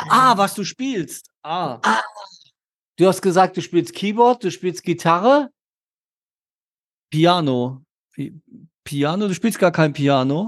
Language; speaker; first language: German; native; German